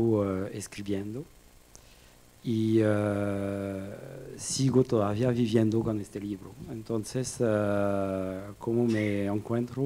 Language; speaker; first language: Spanish; non-native, fluent; French